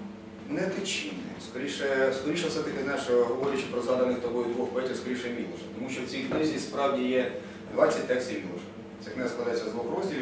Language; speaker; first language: Ukrainian; native; Ukrainian